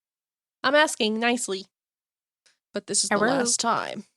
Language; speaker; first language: English; native; English